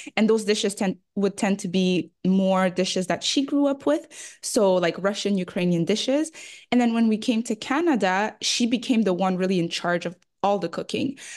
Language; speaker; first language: English; early bilingual, other home language; French